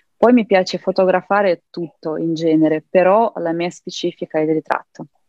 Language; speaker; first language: Italian; non-native, fluent; Ukrainian